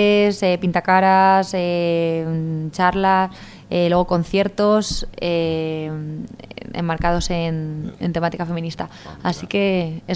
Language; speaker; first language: Spanish; native; Spanish